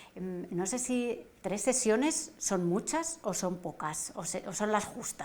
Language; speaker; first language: Spanish; native; Spanish